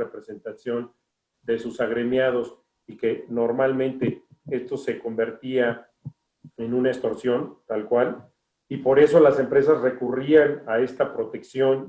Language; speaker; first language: Spanish; native; Spanish